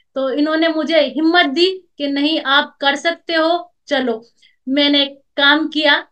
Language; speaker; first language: Hindi; native; Hindi